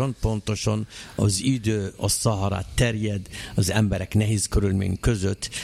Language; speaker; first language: Hungarian; non-native, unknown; Arabic